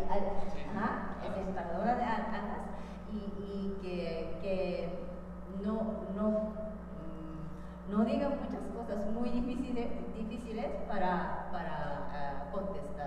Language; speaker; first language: Spanish; non-native, fluent; Japanese